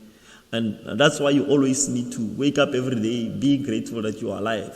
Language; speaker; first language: English; non-native, local second language; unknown